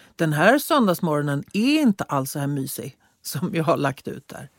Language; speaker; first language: Swedish; native; Swedish